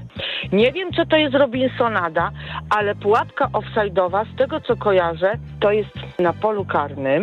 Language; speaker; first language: Polish; native; Polish